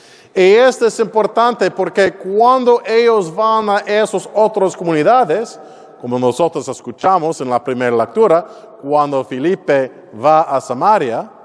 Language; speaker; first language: Spanish; non-native, fluent; English